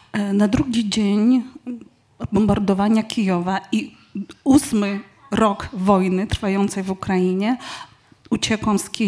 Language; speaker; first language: Ukrainian; non-native, fluent; Polish